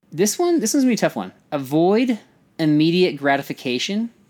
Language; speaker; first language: English; native; English